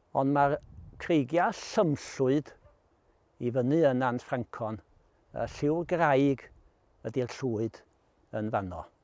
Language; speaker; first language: Welsh; native; Welsh